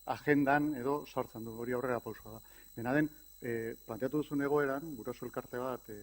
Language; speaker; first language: Basque; native; Basque